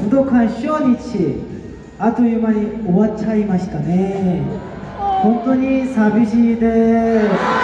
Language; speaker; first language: Japanese; non-native, learner; Korean